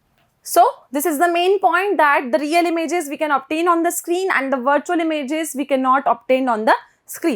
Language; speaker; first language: English; non-native, local second language; Hindi